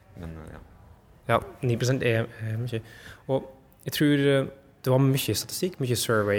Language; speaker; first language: Norwegian; native; Norwegian